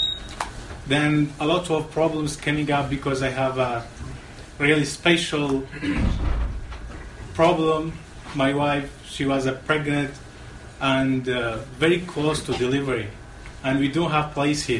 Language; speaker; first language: English; non-native, learner; Arabic